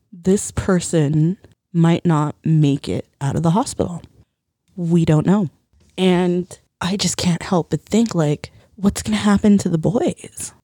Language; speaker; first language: English; early bilingual, other home language; Spanish